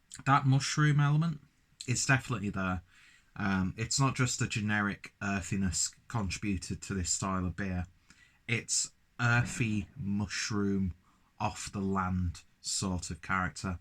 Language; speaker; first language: English; native; English